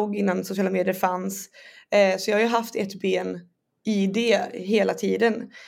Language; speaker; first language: Swedish; native; Swedish